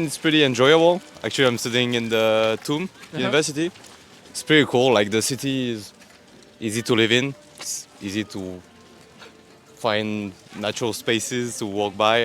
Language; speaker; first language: English; non-native, fluent; French